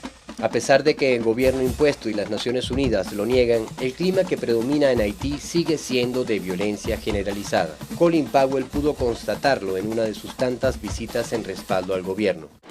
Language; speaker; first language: Spanish; native; Spanish